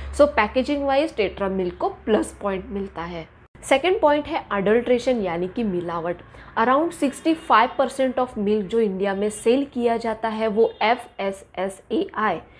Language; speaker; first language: Hindi; non-native, local second language; Marathi